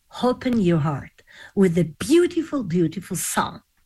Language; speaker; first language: English; non-native, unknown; Italian